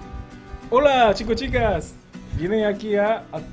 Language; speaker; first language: Spanish; non-native, learner; Korean